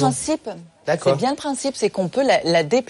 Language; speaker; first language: French; native; French